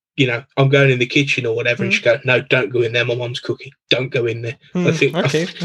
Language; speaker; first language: English; native; English